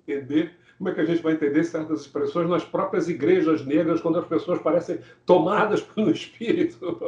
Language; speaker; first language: Portuguese; native; Portuguese